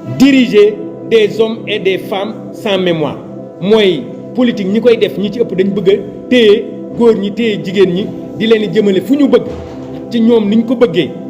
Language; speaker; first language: Wolof; native; Wolof